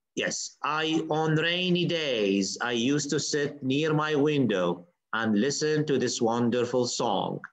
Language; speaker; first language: English; non-native, fluent; Arabic